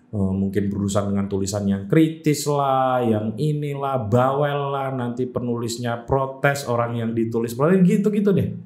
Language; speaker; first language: Indonesian; native; Indonesian